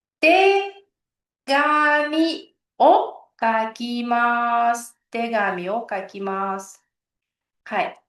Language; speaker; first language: Japanese; non-native, learner; Uzbek